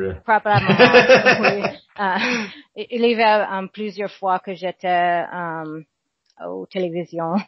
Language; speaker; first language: French; non-native, learner; English